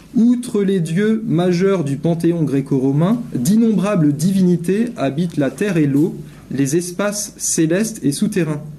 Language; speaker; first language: French; native; French